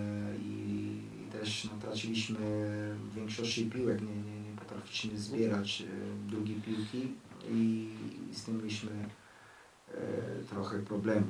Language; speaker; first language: Polish; non-native, learner; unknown